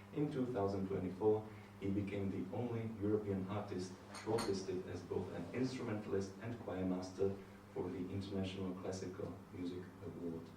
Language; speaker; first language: English; non-native, fluent; Slovak